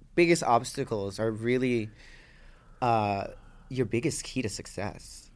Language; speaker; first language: English; native; English